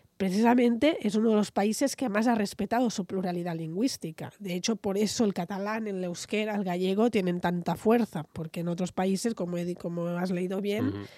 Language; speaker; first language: Spanish; non-native, local second language; Catalan